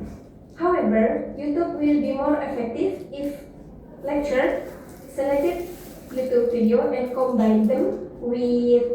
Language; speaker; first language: English; non-native, fluent; Indonesian